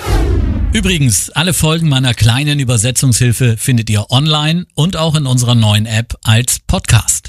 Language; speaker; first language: German; native; German